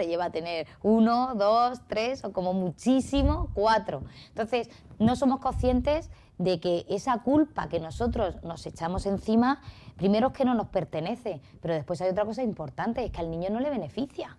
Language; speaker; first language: Spanish; native; Spanish